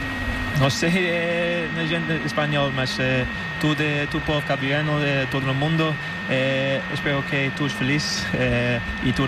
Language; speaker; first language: Spanish; non-native, learner; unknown